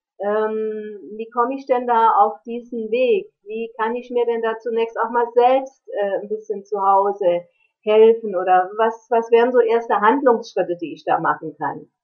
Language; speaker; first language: German; native; German